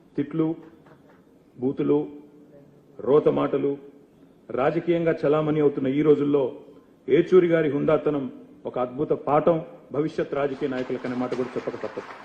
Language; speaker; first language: Telugu; native; Telugu